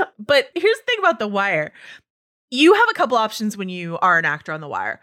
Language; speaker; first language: English; native; English